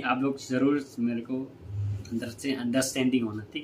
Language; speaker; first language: Hindi; non-native, local second language; Kok Borok